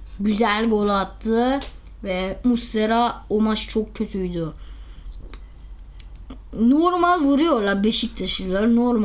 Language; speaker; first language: Turkish; non-native, learner; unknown